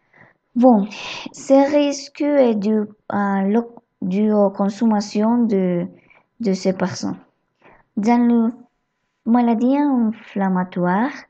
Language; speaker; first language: French; non-native, learner; Spanish